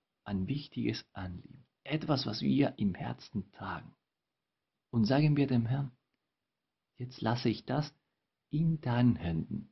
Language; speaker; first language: German; non-native, fluent; Spanish